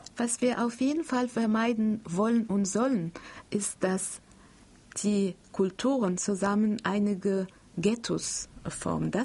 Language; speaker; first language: German; non-native, fluent; Arabic